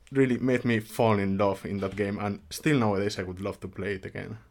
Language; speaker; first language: English; non-native, fluent; Spanish